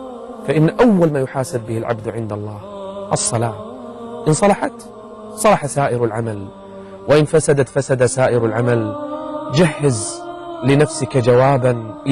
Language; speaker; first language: Arabic; native; Arabic